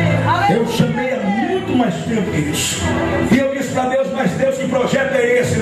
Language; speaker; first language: Portuguese; native; Portuguese